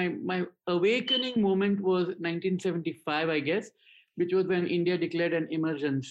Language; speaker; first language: English; non-native, local second language; Gujarati